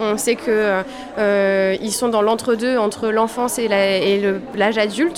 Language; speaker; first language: French; native; French